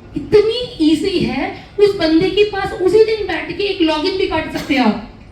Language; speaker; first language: Hindi; non-native, local second language; Malayalam